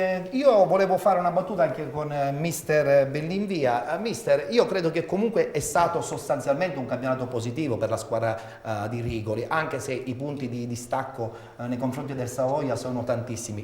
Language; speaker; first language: Italian; native; Italian